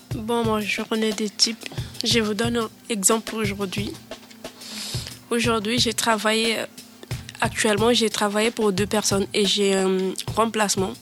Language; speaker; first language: French; non-native, learner; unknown